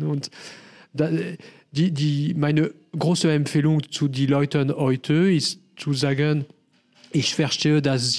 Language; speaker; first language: German; non-native, learner; French